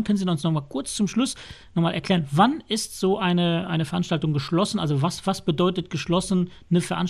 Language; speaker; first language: German; native; German